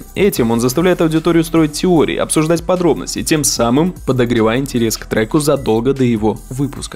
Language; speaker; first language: Russian; native; Russian